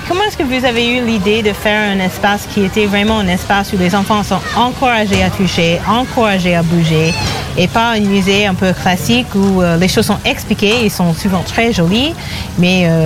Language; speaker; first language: French; non-native, fluent; English